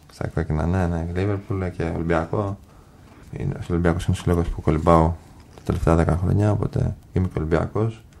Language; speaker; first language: Greek; early bilingual, other home language; English